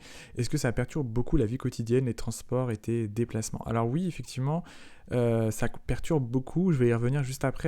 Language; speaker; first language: French; native; French